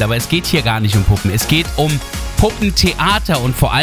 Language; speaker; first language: German; native; German